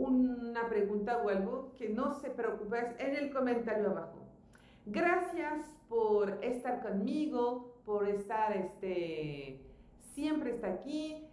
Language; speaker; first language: Spanish; non-native, fluent; French